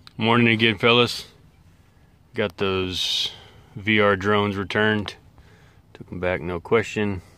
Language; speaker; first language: English; native; English